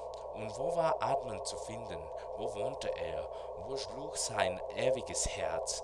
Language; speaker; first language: German; non-native, learner; Spanish